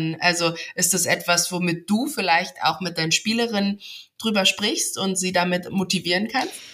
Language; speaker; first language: German; native; German